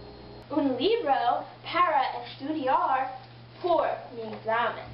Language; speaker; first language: Spanish; non-native, learner; English